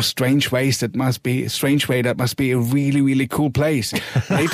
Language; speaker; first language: English; non-native, fluent; German